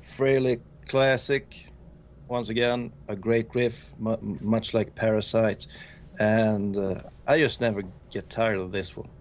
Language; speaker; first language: English; non-native, fluent; Swedish